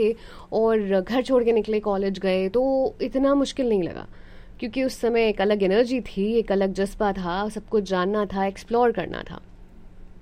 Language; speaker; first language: Hindi; native; Hindi